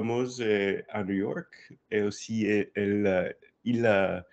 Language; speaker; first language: French; non-native, learner; English